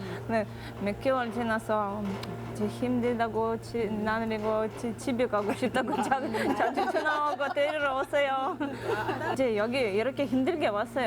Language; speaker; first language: Korean; non-native, fluent; Russian